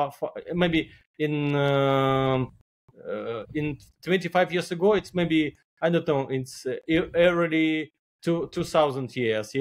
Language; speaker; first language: English; non-native, learner; Belarusian